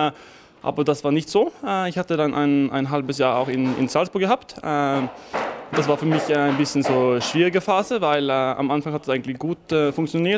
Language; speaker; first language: German; non-native, fluent; Norwegian